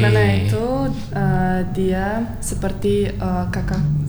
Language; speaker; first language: Indonesian; non-native, learner; Turkmen